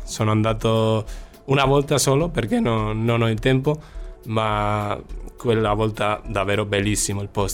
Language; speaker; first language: Italian; non-native, fluent; Spanish